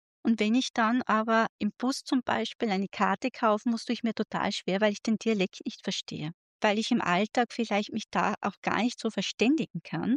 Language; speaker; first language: German; native; German